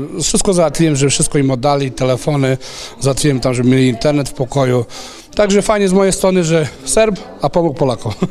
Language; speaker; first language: Polish; non-native, fluent; Serbian